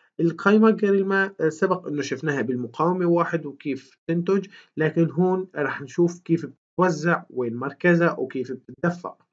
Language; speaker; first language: Arabic; native; Arabic